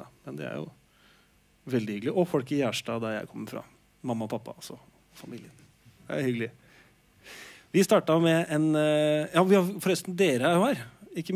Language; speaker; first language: Norwegian; native; Norwegian